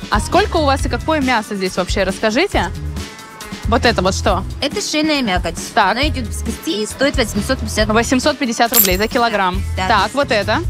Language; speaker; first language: Russian; native; Russian